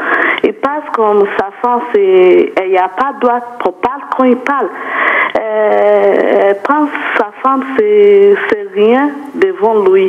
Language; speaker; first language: French; non-native, learner; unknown